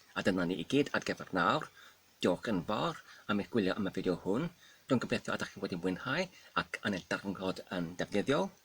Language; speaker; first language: Welsh; non-native, learner; Polish